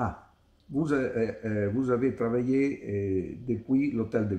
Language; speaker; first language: French; non-native, learner; Italian